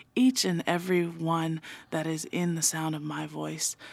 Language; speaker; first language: English; non-native, fluent; Samoan